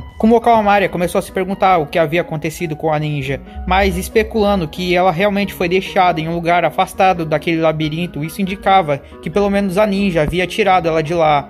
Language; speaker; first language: Portuguese; native; Portuguese